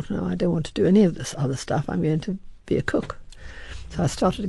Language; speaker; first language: English; native; English